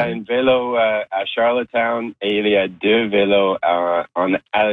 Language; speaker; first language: French; non-native, local second language; English